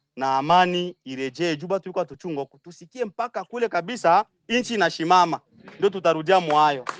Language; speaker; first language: Swahili; native; Swahili